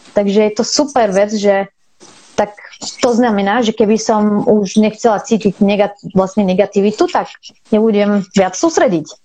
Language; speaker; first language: Slovak; non-native, fluent; Arabic